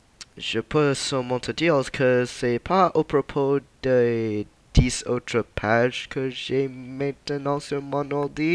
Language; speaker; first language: French; non-native, learner; English